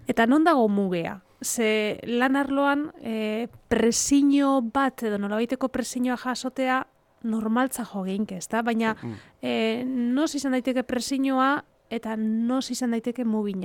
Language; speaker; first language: Basque; native; Basque